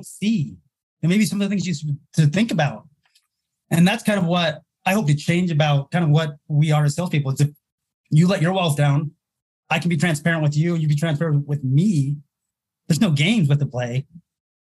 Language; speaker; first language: English; native; English